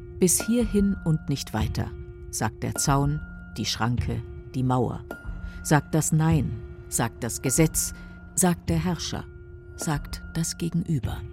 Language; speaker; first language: German; native; German